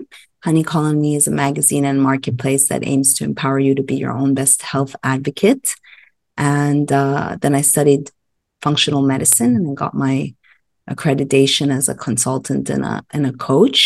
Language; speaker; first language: English; native; English